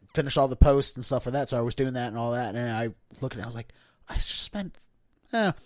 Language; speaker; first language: English; native; English